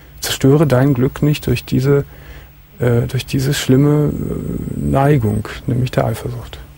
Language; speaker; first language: German; native; German